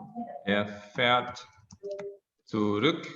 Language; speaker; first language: German; non-native, fluent; Indonesian